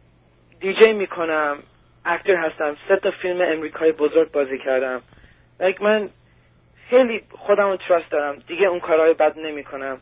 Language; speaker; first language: Persian; early bilingual, heritage; Persian